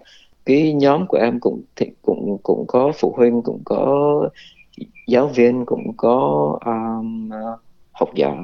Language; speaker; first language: Vietnamese; early bilingual, heritage; Vietnamese